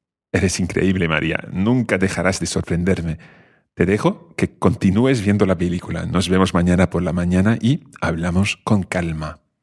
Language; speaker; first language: Spanish; non-native, fluent; English